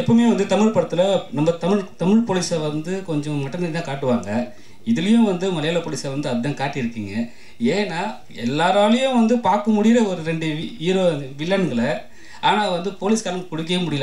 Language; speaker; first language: Tamil; native; Tamil